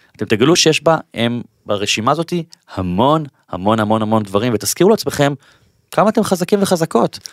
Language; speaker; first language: Hebrew; native; Hebrew